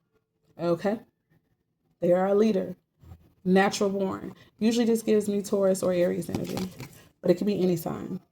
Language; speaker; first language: English; native; English